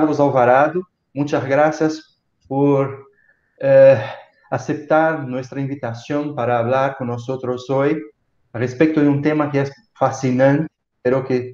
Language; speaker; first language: Spanish; non-native, fluent; Portuguese